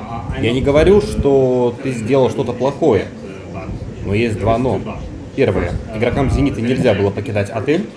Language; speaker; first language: Russian; native; Russian